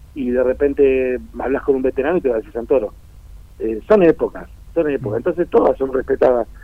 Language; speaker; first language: Spanish; native; Spanish